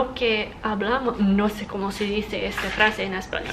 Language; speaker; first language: Spanish; non-native, learner; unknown